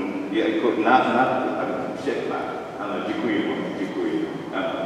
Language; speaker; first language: Czech; non-native, learner; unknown